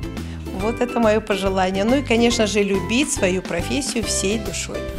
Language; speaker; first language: Russian; native; Russian